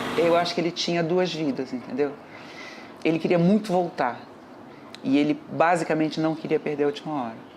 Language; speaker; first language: Portuguese; native; Portuguese